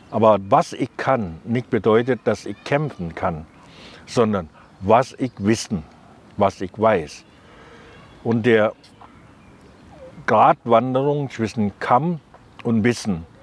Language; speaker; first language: German; non-native, learner; Thai